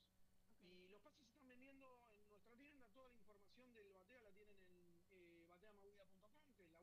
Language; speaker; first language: Spanish; native; Spanish